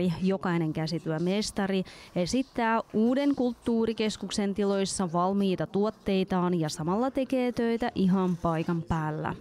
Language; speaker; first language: Finnish; non-native, local second language; Russian